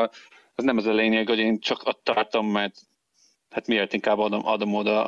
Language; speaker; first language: Hungarian; non-native, fluent; English